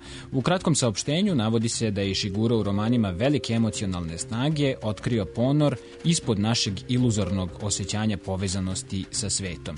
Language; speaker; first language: Serbian; native; Serbian